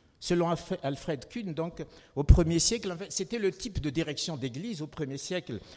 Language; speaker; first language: French; non-native, local second language; Malagasy